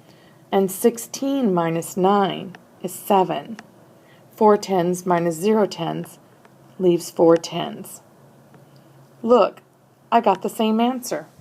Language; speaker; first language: English; native; English